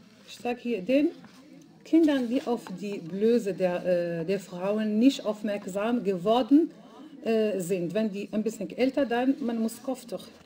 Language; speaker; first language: German; non-native, fluent; Arabic